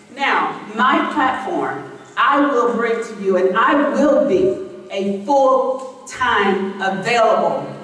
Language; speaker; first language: English; native; English